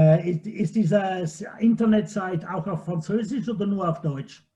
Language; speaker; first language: German; non-native, fluent; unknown